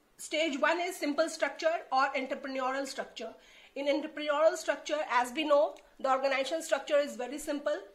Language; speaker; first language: English; non-native, local second language; Hindi